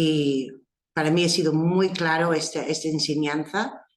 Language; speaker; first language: Spanish; non-native, fluent; English